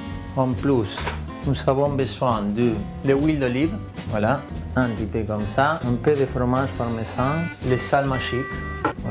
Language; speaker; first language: French; non-native, fluent; Spanish